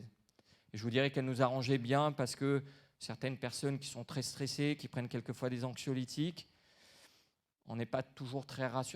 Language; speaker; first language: French; native; French